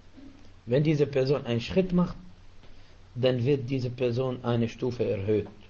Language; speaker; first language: German; non-native, fluent; Arabic